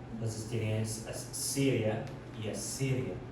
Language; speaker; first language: Spanish; non-native, learner; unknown